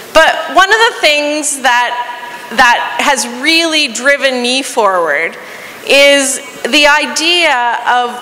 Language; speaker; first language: English; native; English